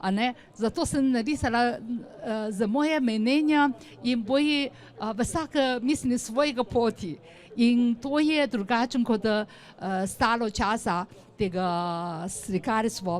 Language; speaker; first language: Slovenian; non-native, learner; Chinese